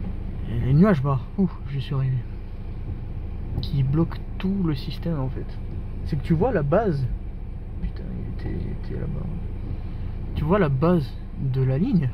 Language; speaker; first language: French; native; French